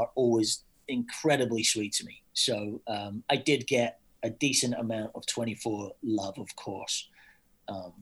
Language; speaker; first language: English; native; English